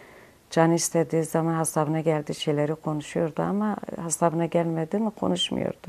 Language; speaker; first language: Turkish; non-native, local second language; Kurdish